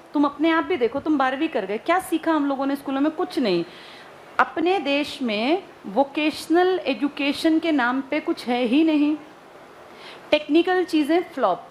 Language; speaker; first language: Hindi; native; Hindi